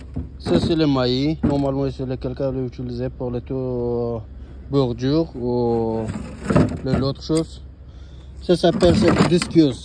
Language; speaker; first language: French; non-native, learner; Persian